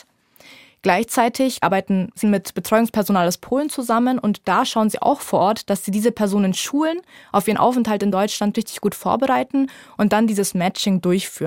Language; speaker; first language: German; native; German